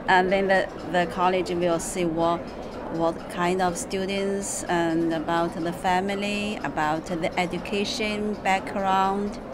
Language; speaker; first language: English; non-native, learner; Chinese